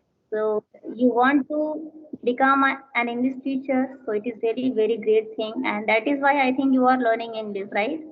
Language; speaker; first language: English; non-native, learner; Hindi